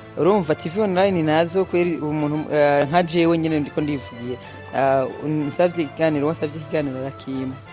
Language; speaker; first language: Rundi; early bilingual, heritage; Rundi